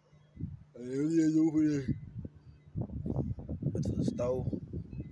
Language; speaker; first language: English; native; English